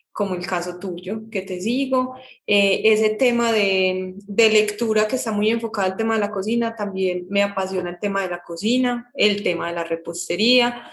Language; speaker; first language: Spanish; native; Spanish